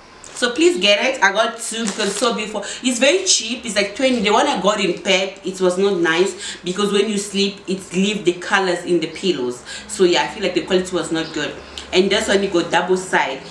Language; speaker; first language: English; non-native, fluent; Lingala